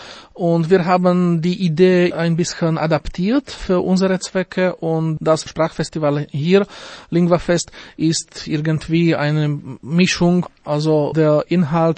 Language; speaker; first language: German; non-native, fluent; Slovak